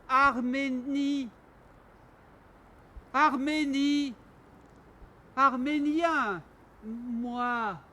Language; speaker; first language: French; non-native, learner; Armenian